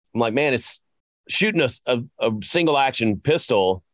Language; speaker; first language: English; native; English